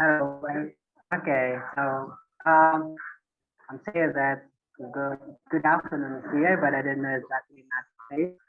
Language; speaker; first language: English; non-native, learner; Indonesian